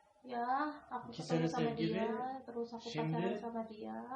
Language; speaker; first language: Indonesian; non-native, local second language; Javanese